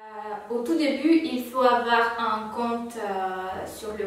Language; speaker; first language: French; non-native, fluent; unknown